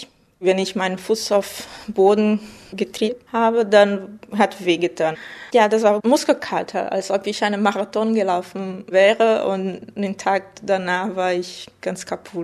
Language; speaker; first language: German; non-native, fluent; Portuguese